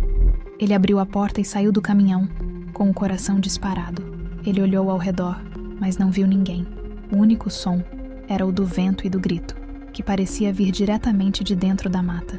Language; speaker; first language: Portuguese; native; Portuguese